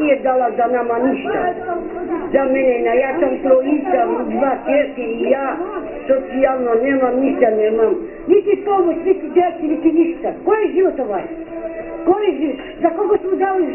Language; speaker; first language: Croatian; non-native, local second language; Romany